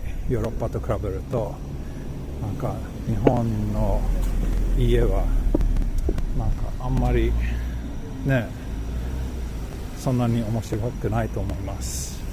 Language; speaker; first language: Japanese; non-native, learner; Swedish